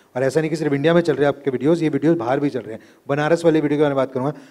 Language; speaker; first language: Hindi; native; Hindi